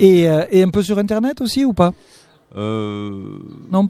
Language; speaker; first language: French; native; French